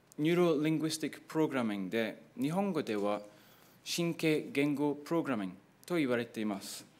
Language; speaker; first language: Japanese; non-native, fluent; English